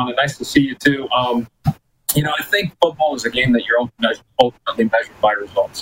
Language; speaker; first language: English; early bilingual, other home language; Spanish